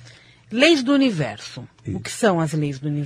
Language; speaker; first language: Portuguese; native; Portuguese